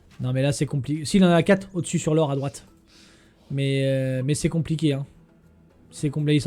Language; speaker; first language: French; native; French